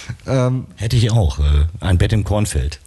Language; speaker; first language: German; native; German